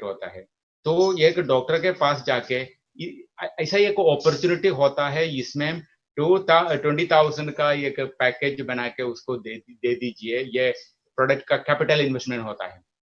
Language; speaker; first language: Hindi; non-native, local second language; Malayalam